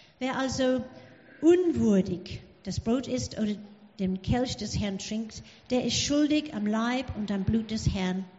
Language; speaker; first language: German; non-native, fluent; English